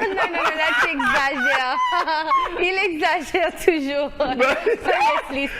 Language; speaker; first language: French; non-native, local second language; Haitian Creole